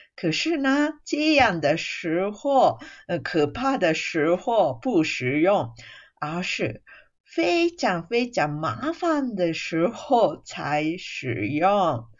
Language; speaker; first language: Chinese; non-native, fluent; Japanese